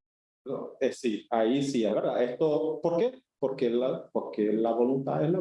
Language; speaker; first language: Spanish; non-native, fluent; Portuguese